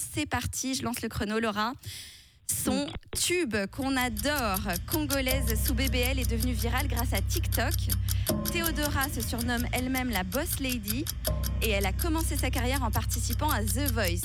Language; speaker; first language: French; native; French